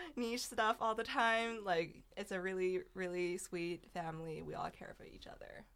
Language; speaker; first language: English; non-native, fluent; Chinese